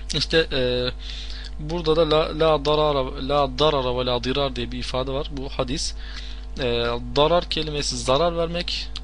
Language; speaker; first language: Turkish; non-native, fluent; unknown